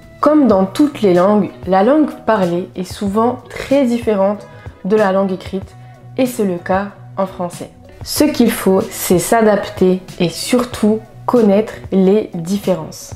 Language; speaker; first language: French; native; French